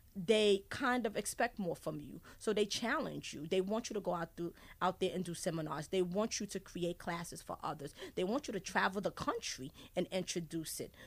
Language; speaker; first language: English; early bilingual, other home language; Haitian Creole